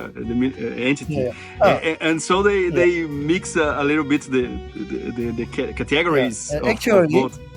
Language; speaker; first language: English; non-native, fluent; Portuguese